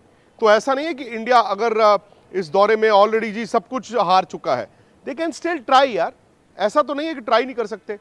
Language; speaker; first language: Hindi; native; Hindi